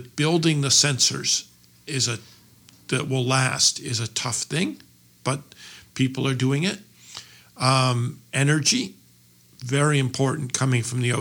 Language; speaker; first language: English; native; English